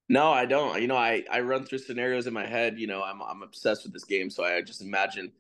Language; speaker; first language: English; native; English